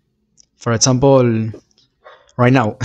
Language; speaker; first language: English; non-native, fluent; Spanish